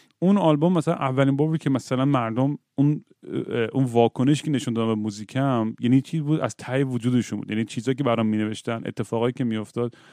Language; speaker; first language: Persian; native; Persian